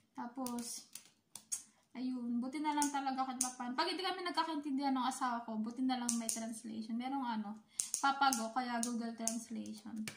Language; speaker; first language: Filipino; native; Filipino